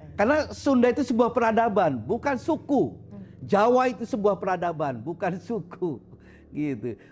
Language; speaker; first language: Indonesian; non-native, local second language; Sundanese